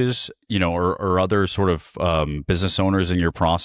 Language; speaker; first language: English; native; English